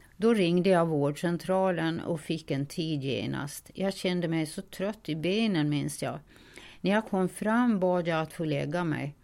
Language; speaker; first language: Swedish; native; Swedish